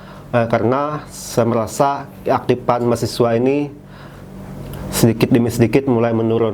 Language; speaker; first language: Indonesian; native; Indonesian